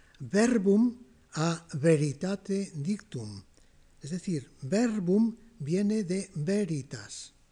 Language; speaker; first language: Spanish; native; Spanish